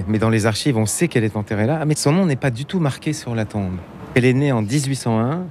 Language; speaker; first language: French; native; French